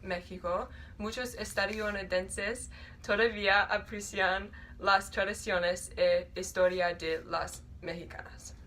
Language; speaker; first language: Spanish; non-native, learner; English